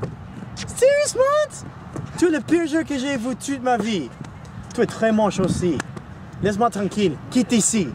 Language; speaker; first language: French; non-native, learner; English